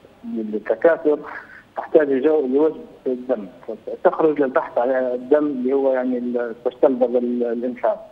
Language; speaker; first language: Arabic; native; Arabic